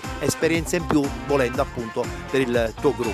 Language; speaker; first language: Italian; native; Italian